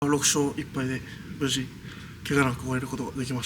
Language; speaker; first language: Japanese; native; Japanese